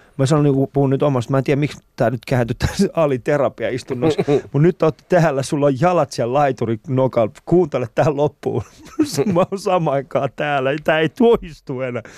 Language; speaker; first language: Finnish; early bilingual, other home language; Persian